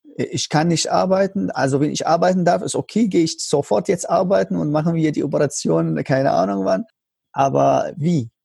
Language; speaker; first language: German; non-native, learner; Arabic